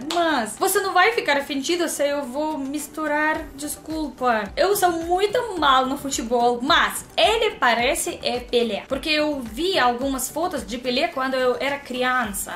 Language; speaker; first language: Portuguese; non-native, learner; Russian